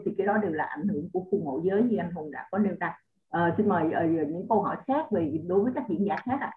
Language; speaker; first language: Vietnamese; native; Vietnamese